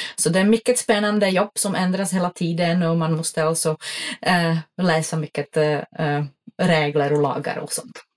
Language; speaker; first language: Swedish; non-native, fluent; Czech